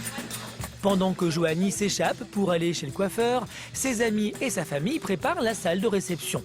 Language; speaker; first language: French; native; French